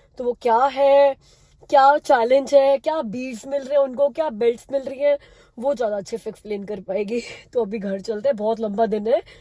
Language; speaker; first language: Hindi; native; Hindi